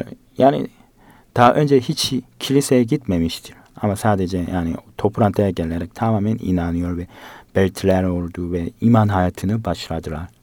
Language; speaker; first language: Turkish; non-native, learner; Korean